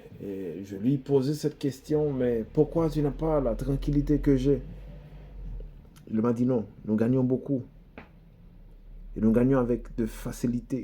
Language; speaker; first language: French; non-native, local second language; Haitian Creole